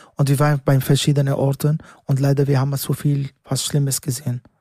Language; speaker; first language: German; non-native, learner; Arabic